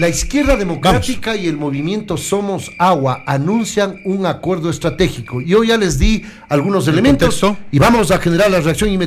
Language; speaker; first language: Spanish; native; Spanish